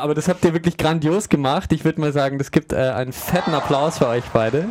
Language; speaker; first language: German; native; German